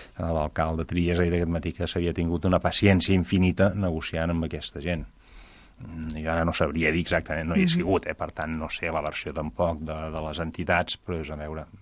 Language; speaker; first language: Catalan; native; Catalan